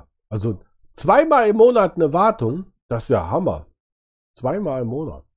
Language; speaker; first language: German; native; German